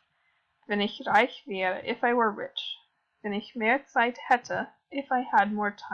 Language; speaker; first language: German; non-native, fluent; English